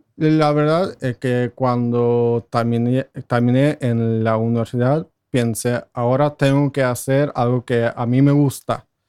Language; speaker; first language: Spanish; non-native, fluent; Norwegian